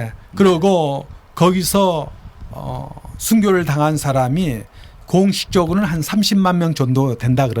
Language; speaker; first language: Korean; native; Korean